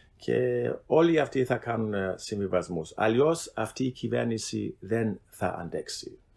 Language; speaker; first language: Greek; non-native, fluent; German